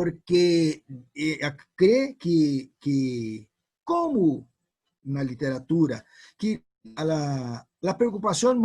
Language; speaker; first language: Spanish; non-native, fluent; Portuguese